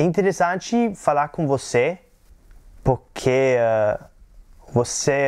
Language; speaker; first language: Portuguese; non-native, learner; English